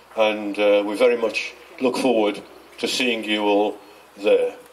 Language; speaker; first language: English; early bilingual, other home language; Polish